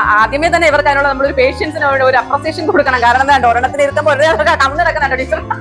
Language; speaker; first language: Malayalam; native; Malayalam